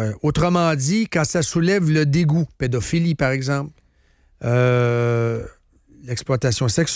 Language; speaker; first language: French; native; French